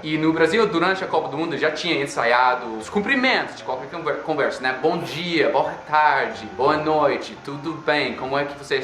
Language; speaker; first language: Portuguese; non-native, fluent; English